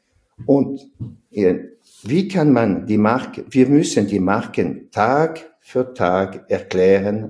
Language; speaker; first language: German; non-native, fluent; French